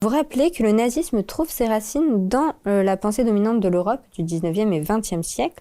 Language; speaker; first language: French; native; French